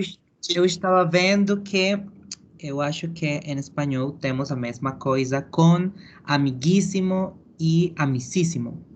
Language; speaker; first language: Portuguese; non-native, learner; Spanish